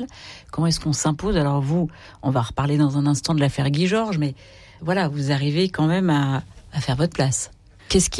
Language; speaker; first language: French; native; French